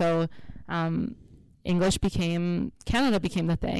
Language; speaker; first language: English; non-native, fluent; Hebrew